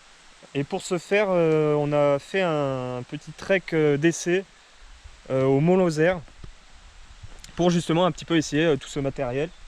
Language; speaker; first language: French; native; French